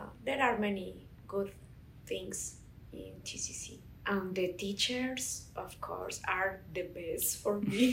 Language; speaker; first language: English; non-native, learner; Spanish